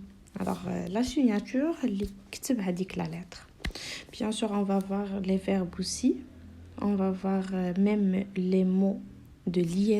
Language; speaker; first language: French; non-native, local second language; Arabic